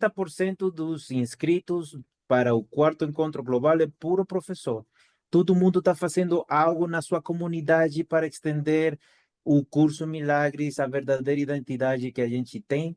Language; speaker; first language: Portuguese; non-native, fluent; Spanish